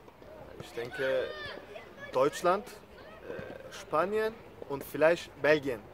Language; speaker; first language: German; non-native, learner; Turkish